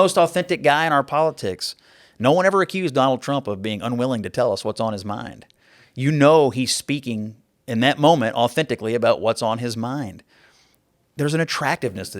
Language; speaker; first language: English; native; English